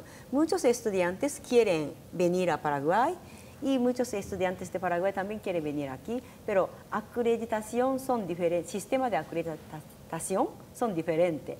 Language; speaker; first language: Spanish; non-native, learner; Japanese